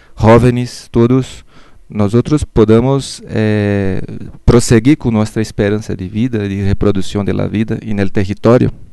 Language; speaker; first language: Spanish; non-native, learner; Portuguese